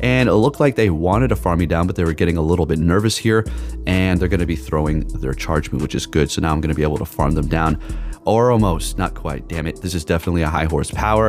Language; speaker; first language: English; native; English